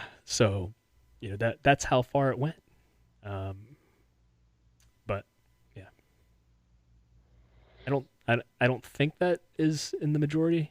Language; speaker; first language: English; native; English